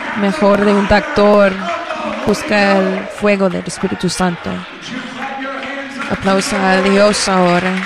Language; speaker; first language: Spanish; non-native, learner; English